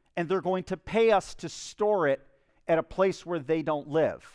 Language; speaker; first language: English; native; English